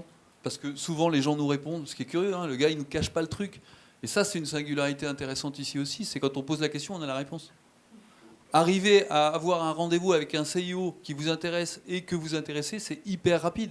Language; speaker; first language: French; native; French